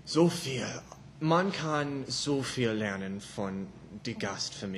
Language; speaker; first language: German; non-native, learner; English